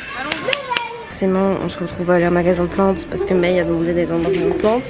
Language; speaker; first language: French; native; French